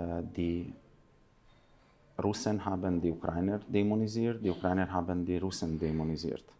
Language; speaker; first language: German; non-native, fluent; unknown